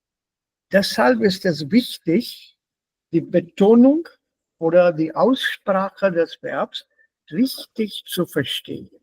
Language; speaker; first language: German; non-native, fluent; Hindi